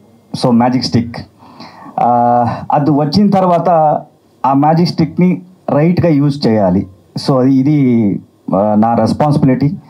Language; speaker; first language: Telugu; non-native, learner; Kannada